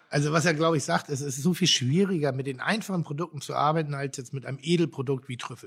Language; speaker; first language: German; native; German